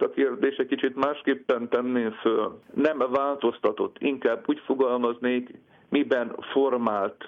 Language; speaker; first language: Hungarian; native; Hungarian